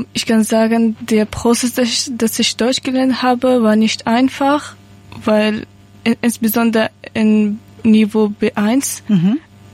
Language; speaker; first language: German; non-native, learner; Persian